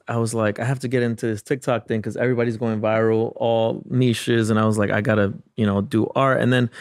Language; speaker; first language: English; native; English